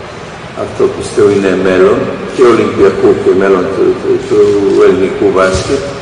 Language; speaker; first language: Greek; non-native, fluent; Serbian